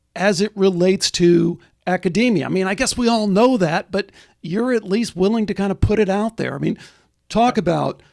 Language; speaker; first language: English; native; English